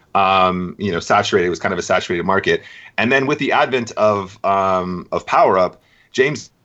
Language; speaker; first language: English; native; English